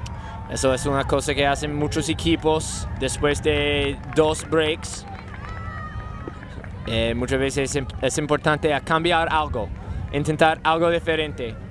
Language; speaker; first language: Spanish; non-native, learner; English